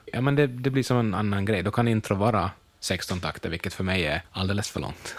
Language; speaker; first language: Swedish; native; Swedish